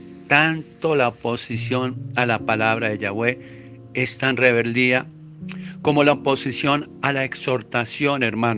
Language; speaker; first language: Spanish; native; Spanish